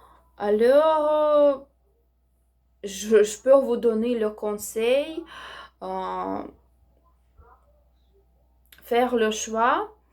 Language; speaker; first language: French; non-native, learner; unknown